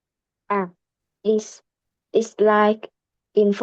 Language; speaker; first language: English; non-native, learner; Vietnamese